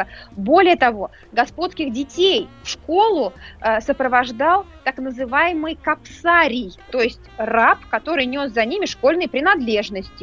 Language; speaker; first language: Russian; native; Russian